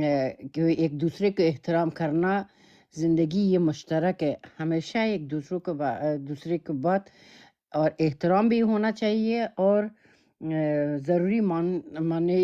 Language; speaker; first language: Hindi; non-native, learner; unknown